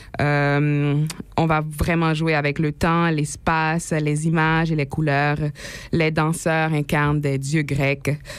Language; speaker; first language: French; non-native, local second language; Haitian Creole